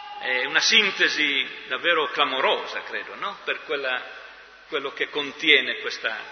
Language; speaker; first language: Italian; native; Italian